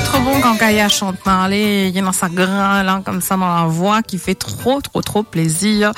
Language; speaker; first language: French; native; French